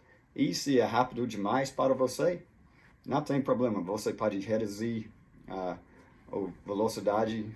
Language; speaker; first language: Portuguese; non-native, fluent; English